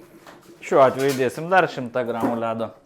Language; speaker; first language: Lithuanian; native; Lithuanian